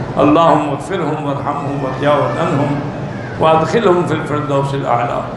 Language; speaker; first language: Urdu; native; Urdu